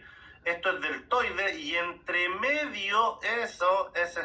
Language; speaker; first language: Spanish; native; Spanish